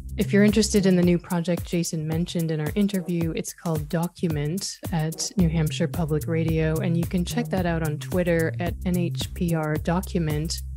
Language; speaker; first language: English; native; English